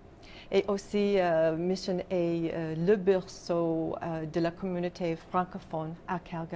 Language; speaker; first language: French; non-native, local second language; English